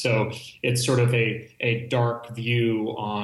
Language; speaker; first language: English; native; English